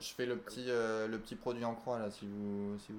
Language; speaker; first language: French; native; French